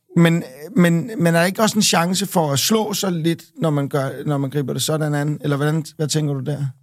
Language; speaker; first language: Danish; native; Danish